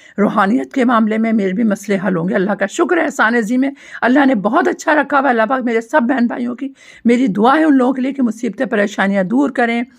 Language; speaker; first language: Urdu; native; Urdu